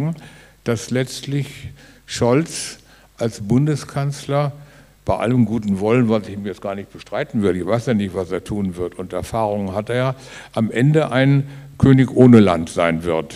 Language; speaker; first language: German; native; German